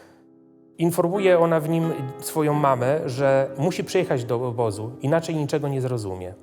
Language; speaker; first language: Polish; native; Polish